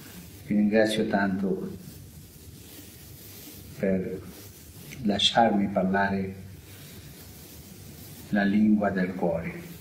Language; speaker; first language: Italian; non-native, fluent; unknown